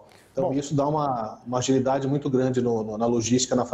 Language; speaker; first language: Portuguese; native; Portuguese